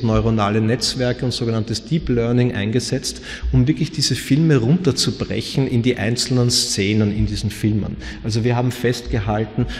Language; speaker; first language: German; native; German